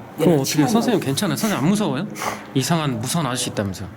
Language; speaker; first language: Korean; native; Korean